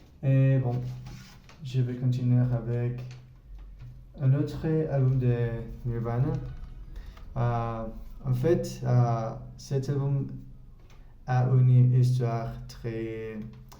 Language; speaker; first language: French; non-native, learner; Spanish